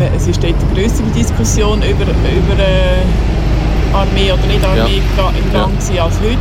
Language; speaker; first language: German; native; German